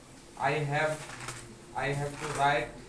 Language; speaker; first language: English; non-native, learner; Hindi